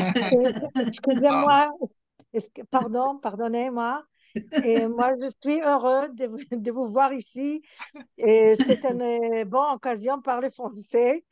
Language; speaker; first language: French; non-native, learner; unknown